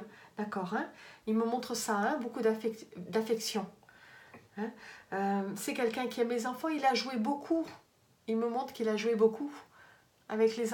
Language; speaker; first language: French; native; French